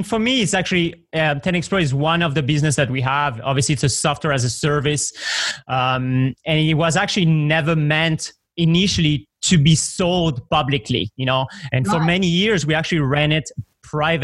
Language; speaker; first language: English; non-native, fluent; French